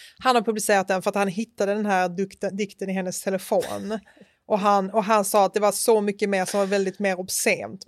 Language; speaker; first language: Swedish; native; Swedish